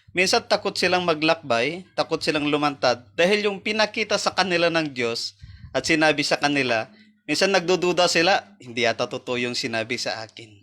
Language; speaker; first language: Filipino; native; Filipino